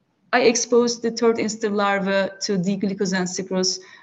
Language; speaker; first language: English; non-native, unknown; Turkish